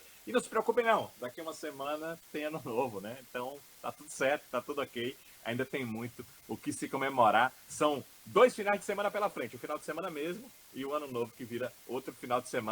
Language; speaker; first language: Portuguese; native; Portuguese